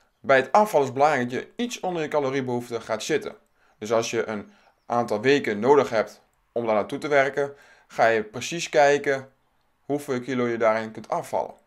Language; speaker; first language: Dutch; native; Dutch